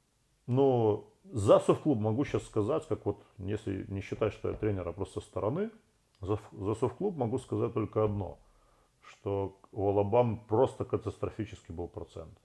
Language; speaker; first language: Russian; native; Russian